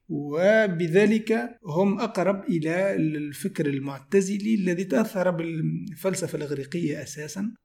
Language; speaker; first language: Arabic; native; Arabic